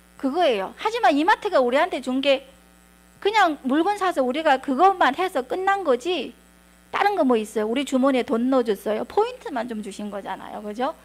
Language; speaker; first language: Korean; native; Korean